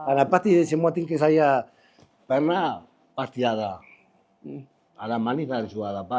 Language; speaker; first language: Indonesian; non-native, fluent; Spanish